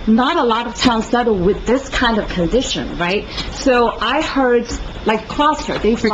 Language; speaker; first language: English; non-native, fluent; Chinese